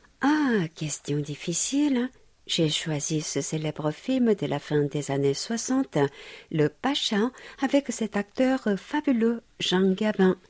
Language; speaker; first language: French; non-native, fluent; Korean